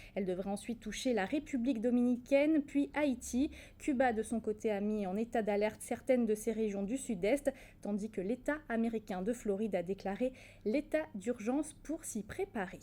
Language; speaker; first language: French; native; French